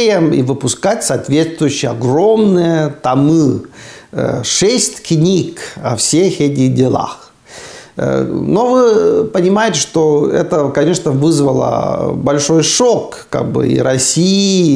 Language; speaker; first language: Russian; non-native, fluent; Estonian